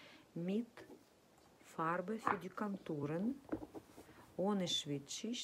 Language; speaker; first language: German; non-native, fluent; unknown